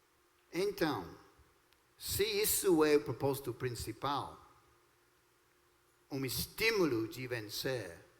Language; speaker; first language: Portuguese; non-native, fluent; English